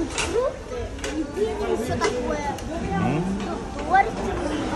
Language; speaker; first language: Russian; early bilingual, heritage; Russian